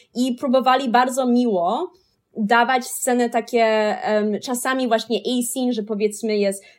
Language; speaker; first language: Polish; early bilingual, heritage; Polish